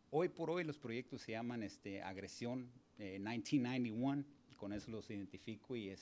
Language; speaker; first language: Spanish; early bilingual, heritage; Spanish